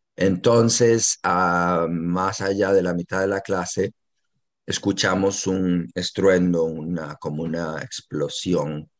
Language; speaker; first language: Spanish; native; Spanish